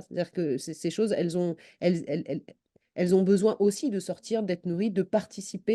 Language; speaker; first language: French; native; French